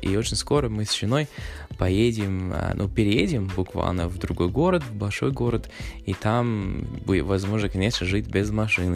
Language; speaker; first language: Russian; non-native, fluent; English